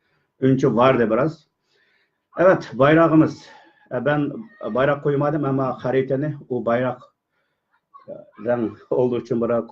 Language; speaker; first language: Turkish; non-native, learner; Uyghur